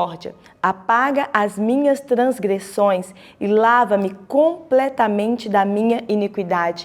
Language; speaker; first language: Portuguese; native; Portuguese